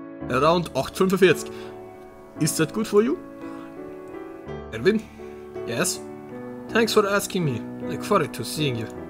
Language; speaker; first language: English; non-native, learner; German